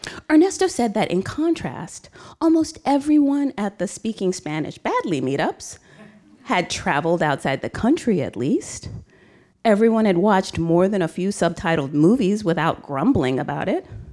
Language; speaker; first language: English; native; English